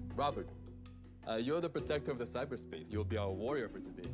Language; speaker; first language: English; early bilingual, other home language; Ukrainian